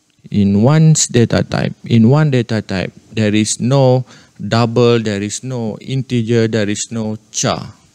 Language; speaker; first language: English; non-native, local second language; Malay